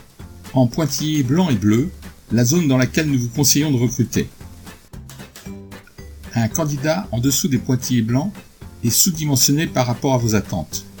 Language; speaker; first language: French; native; French